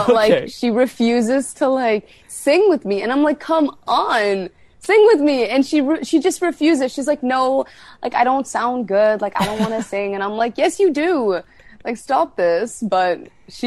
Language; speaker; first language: English; native; English